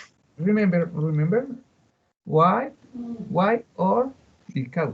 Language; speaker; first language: English; non-native, learner; Spanish